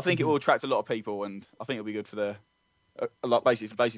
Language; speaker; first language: English; native; English